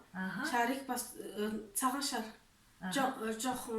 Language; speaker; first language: Mongolian; early bilingual, heritage; Mongolian